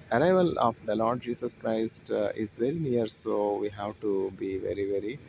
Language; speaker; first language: English; non-native, local second language; Telugu